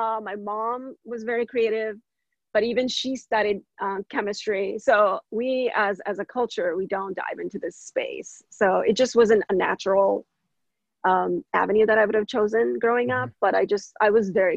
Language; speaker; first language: English; non-native, local second language; Gujarati